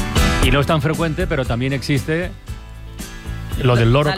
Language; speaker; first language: Spanish; native; Spanish